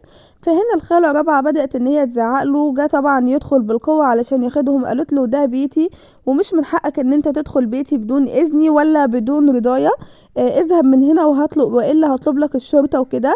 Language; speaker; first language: Arabic; native; Arabic